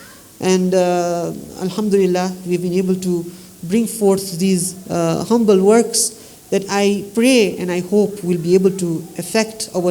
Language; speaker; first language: English; non-native, fluent; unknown